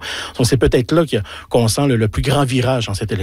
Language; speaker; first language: French; native; French